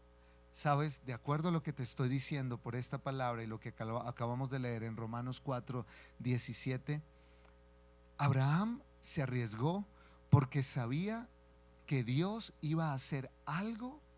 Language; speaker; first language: Spanish; native; Spanish